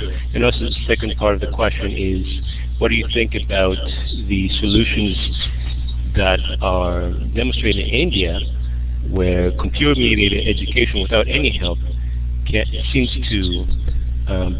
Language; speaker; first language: English; non-native, fluent; Greek